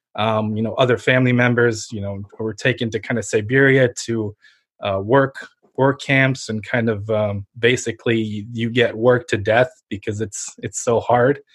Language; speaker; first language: English; early bilingual, other home language; Ukrainian